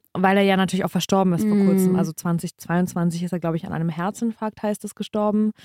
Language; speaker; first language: German; early bilingual, other home language; Russian